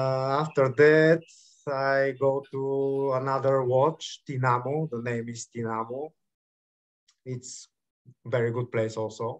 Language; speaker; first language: English; non-native, learner; Bulgarian